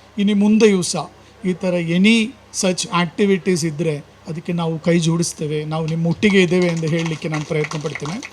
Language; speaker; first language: Kannada; non-native, local second language; Malayalam